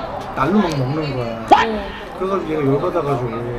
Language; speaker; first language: Korean; native; Korean